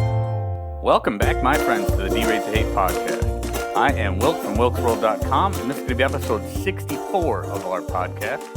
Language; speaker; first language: English; native; English